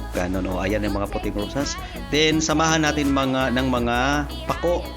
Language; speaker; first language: Filipino; non-native, local second language; Cebuano